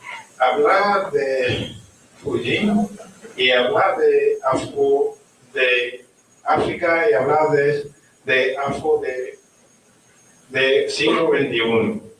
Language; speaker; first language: Spanish; non-native, learner; French